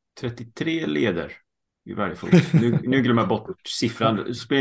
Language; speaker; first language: Swedish; early bilingual, heritage; Swedish